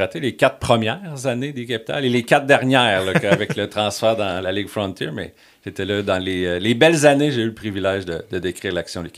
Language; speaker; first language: French; native; French